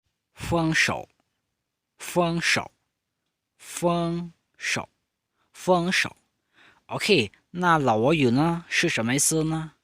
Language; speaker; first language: Chinese; non-native, fluent; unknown